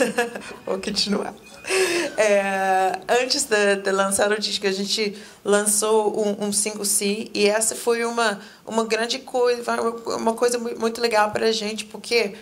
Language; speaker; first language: Portuguese; non-native, fluent; English